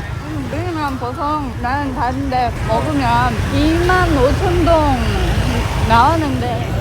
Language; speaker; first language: Korean; non-native, learner; Vietnamese